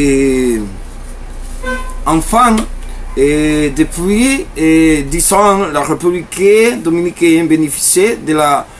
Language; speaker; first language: French; non-native, learner; Spanish